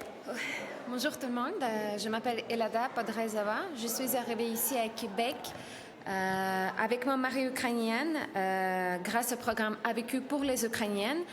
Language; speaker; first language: French; non-native, learner; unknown